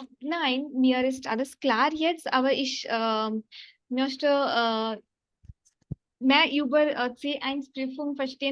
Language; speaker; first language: German; non-native, fluent; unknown